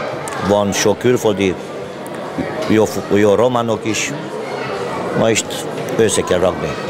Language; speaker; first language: Hungarian; non-native, fluent; Romanian